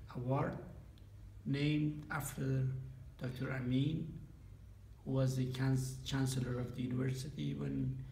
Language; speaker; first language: English; non-native, fluent; Persian